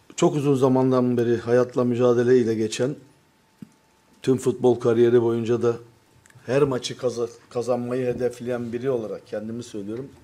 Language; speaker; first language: Turkish; native; Turkish